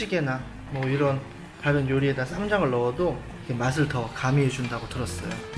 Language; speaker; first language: Korean; native; Korean